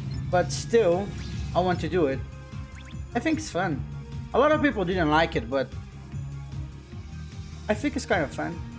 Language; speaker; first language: English; non-native, fluent; Portuguese